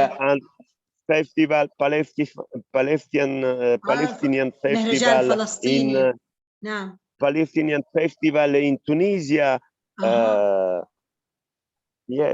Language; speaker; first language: English; non-native, learner; Italian